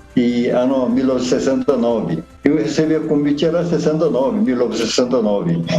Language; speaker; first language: Portuguese; non-native, learner; Korean